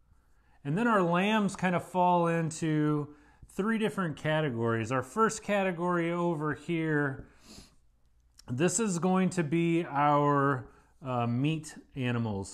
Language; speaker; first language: English; native; English